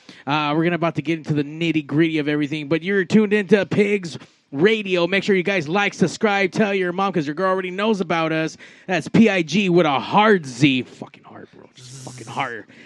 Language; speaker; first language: English; native; English